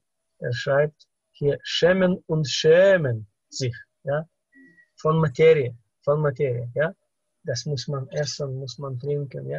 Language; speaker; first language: German; non-native, fluent; Russian